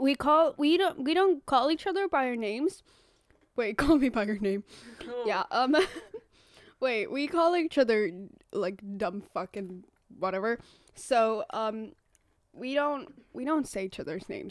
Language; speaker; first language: English; non-native, fluent; Finnish